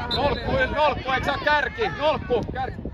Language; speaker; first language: Finnish; native; Finnish